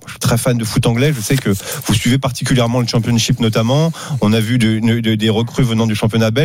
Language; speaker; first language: French; native; French